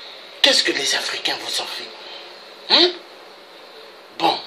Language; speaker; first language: French; non-native, local second language; Kongo